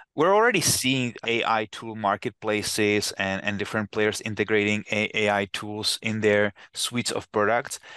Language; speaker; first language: English; non-native, fluent; Czech